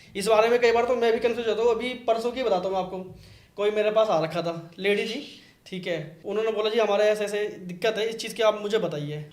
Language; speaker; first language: Hindi; native; Hindi